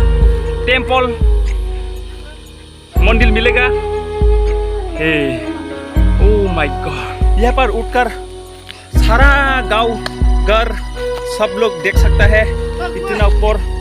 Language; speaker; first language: Hindi; non-native, local second language; Kok Borok